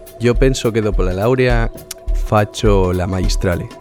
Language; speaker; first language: Italian; non-native, learner; Spanish